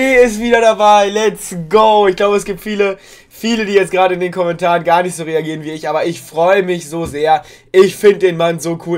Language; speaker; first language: German; native; German